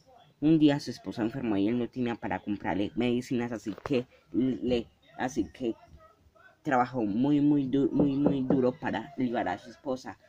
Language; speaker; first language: Spanish; native; Spanish